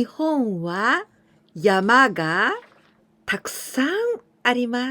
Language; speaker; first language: Japanese; non-native, fluent; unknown